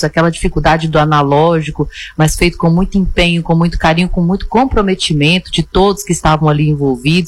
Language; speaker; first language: Portuguese; native; Portuguese